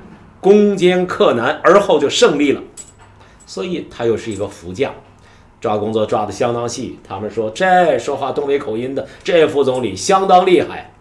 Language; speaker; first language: Chinese; native; Chinese